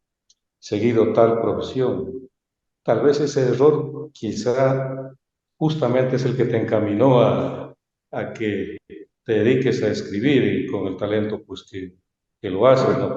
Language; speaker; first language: Spanish; native; Spanish